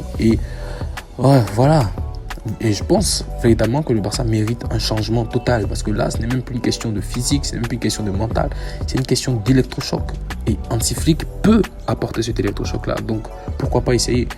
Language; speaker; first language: French; native; French